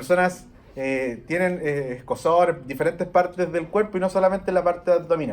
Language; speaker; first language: Spanish; native; Spanish